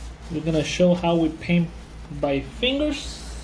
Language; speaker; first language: English; non-native, learner; Spanish